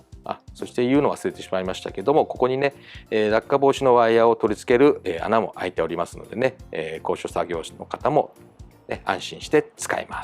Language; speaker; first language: Japanese; native; Japanese